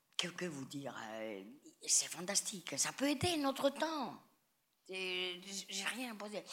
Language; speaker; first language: French; non-native, fluent; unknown